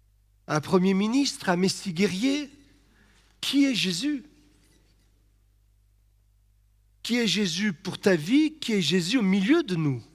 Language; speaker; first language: French; native; French